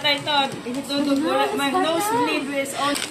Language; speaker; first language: English; non-native, local second language; Cebuano